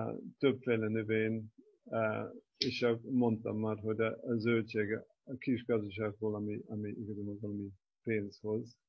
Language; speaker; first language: Hungarian; non-native, fluent; English